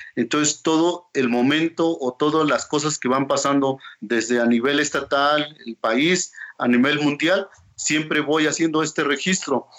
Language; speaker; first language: Spanish; non-native, local second language; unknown